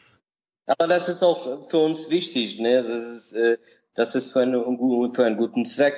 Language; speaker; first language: German; non-native, learner; Portuguese